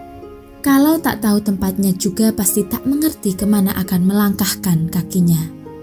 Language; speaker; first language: Indonesian; native; Indonesian